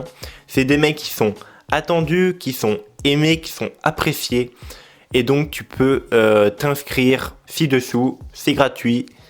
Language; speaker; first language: French; native; French